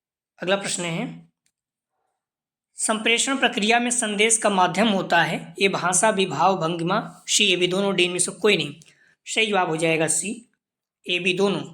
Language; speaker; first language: Hindi; native; Hindi